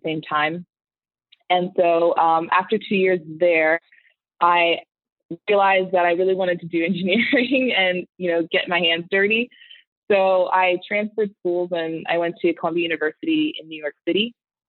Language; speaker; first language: English; native; English